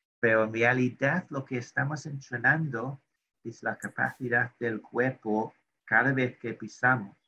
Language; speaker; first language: Spanish; non-native, fluent; English